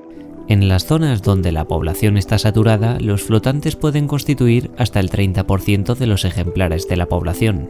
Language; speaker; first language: Spanish; native; Spanish